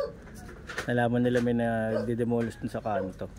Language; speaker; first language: Filipino; native; Filipino